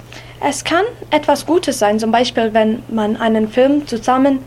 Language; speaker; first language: German; non-native, learner; English